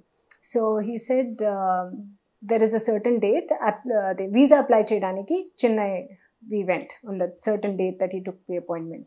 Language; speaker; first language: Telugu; non-native, learner; Hindi